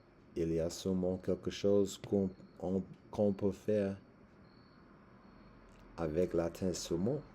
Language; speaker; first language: French; non-native, learner; English